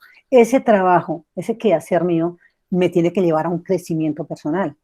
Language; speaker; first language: Spanish; native; Spanish